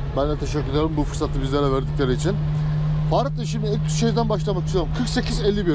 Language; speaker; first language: Turkish; native; Turkish